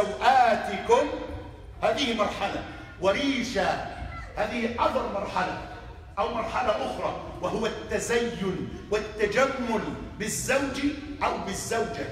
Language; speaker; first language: Arabic; native; Arabic